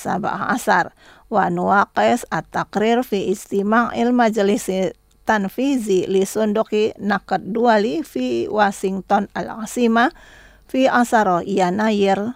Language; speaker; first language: Arabic; non-native, fluent; Indonesian